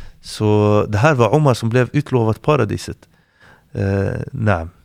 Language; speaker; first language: Swedish; non-native, fluent; Arabic